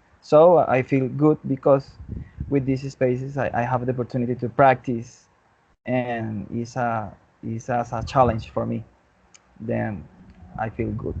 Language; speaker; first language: English; non-native, learner; Spanish